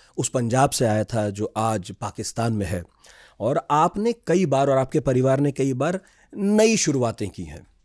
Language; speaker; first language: Hindi; native; Hindi